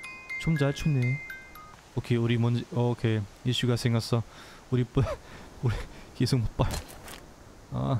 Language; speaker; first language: Korean; non-native, learner; German